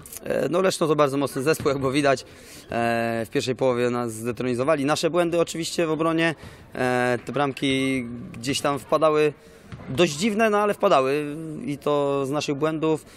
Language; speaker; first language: Polish; native; Polish